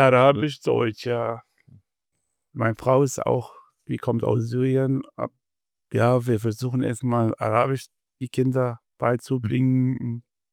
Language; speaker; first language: German; non-native, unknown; Arabic